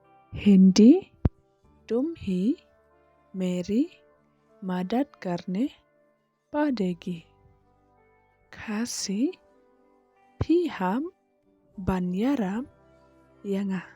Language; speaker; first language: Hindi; non-native, learner; Khasi